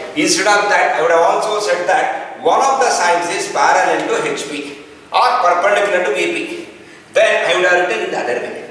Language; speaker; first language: English; non-native, local second language; Kannada